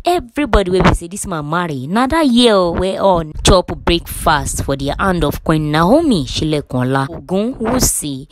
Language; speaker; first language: Nigerian Pidgin; non-native, local second language; Yoruba